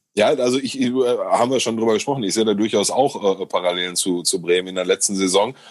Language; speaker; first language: German; native; German